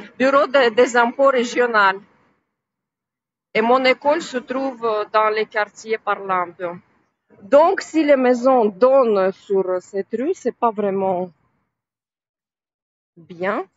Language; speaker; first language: French; non-native, fluent; Russian